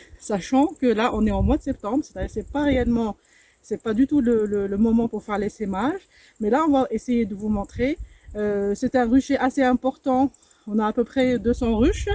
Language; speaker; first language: French; non-native, local second language; Arabic